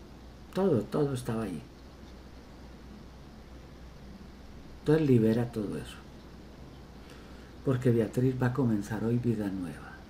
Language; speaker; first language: Spanish; native; Spanish